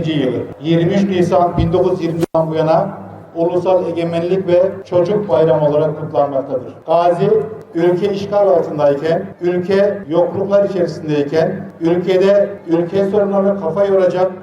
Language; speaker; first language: Turkish; native; Turkish